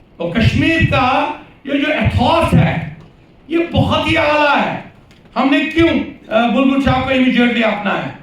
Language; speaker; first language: Urdu; non-native, local second language; Kashmiri